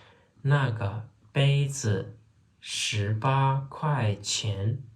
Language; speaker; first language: Chinese; non-native, fluent; Turkmen